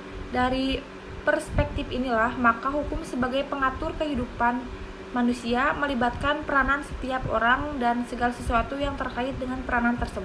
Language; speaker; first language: Indonesian; native; Indonesian